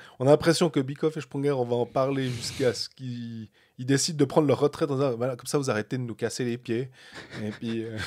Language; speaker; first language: French; native; French